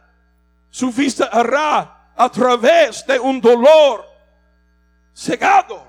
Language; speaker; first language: Spanish; non-native, learner; English